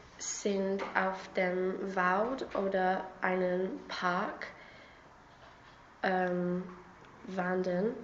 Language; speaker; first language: German; non-native, learner; English